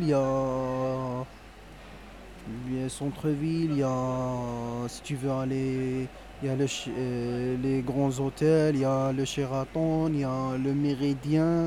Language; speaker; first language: French; non-native, local second language; Arabic